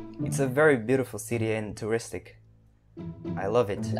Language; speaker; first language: English; non-native, local second language; Portuguese